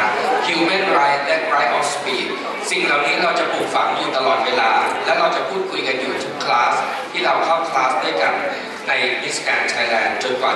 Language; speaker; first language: Thai; native; Thai